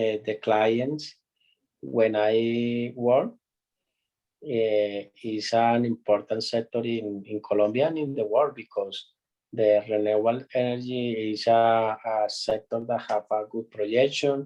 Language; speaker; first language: English; non-native, learner; Spanish